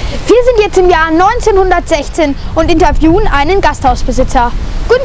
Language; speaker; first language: German; native; German